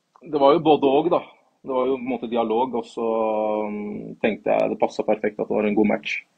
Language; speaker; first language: Norwegian; early bilingual, other home language; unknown